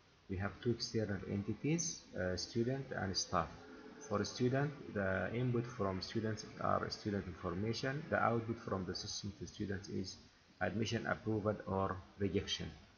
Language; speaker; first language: English; non-native, fluent; Arabic